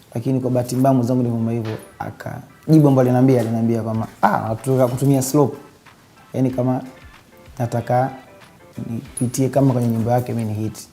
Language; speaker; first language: Swahili; native; Swahili